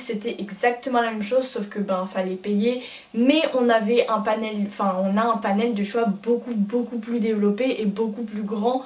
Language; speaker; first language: French; native; French